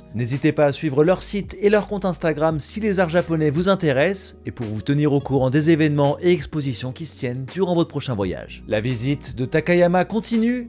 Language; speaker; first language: French; native; French